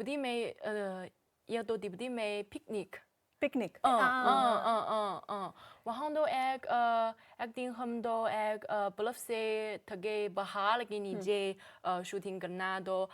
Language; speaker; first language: Hindi; non-native, learner; Chinese